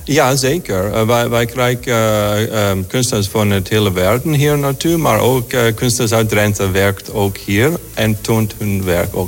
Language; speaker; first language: Dutch; non-native, fluent; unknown